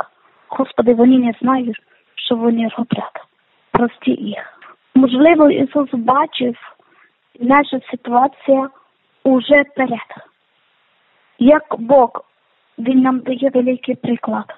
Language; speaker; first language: Ukrainian; non-native, learner; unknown